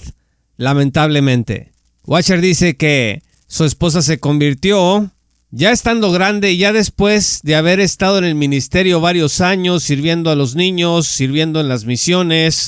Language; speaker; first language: Spanish; native; Spanish